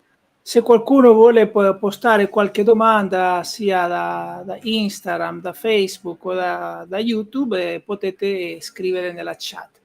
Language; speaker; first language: Italian; native; Italian